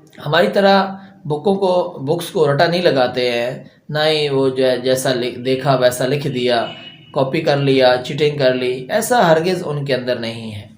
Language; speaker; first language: Urdu; native; Urdu